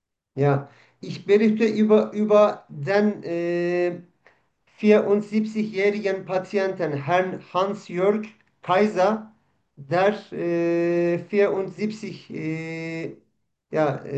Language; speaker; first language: German; non-native, learner; Turkish